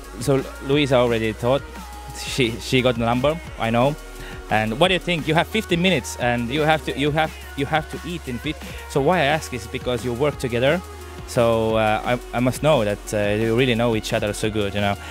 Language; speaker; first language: English; non-native, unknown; Estonian